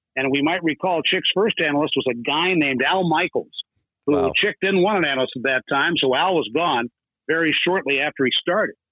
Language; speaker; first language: English; native; English